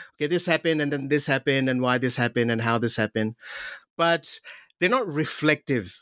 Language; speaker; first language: English; non-native, local second language; Urdu